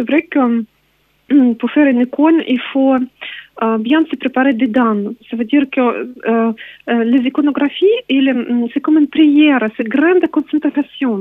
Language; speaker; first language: French; non-native, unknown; Russian